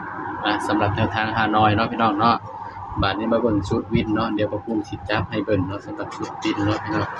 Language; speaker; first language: Thai; non-native, local second language; Lao